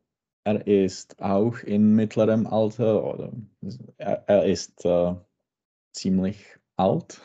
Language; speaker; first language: German; non-native, learner; Czech